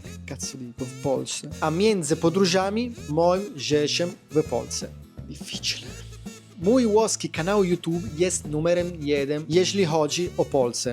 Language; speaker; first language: Polish; non-native, learner; Italian